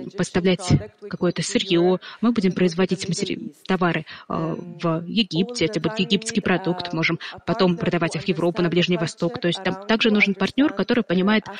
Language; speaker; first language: Russian; non-native, fluent; Arabic